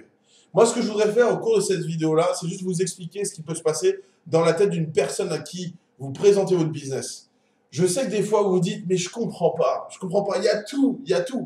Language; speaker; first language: French; native; French